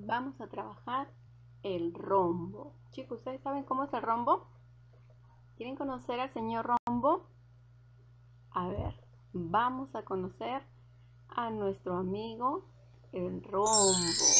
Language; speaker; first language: Spanish; native; Spanish